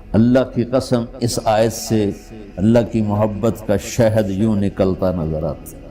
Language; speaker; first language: Urdu; non-native, local second language; Punjabi